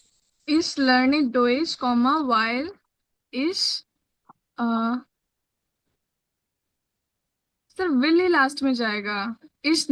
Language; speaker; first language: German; non-native, learner; Hindi